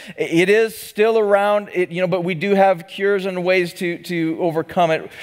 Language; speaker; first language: English; native; English